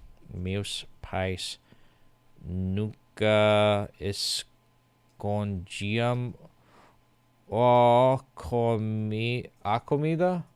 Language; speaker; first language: Portuguese; non-native, learner; English